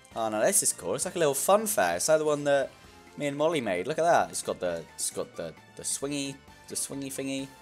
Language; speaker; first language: English; native; English